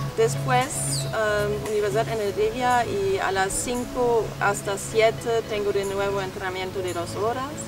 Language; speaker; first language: Spanish; non-native, fluent; German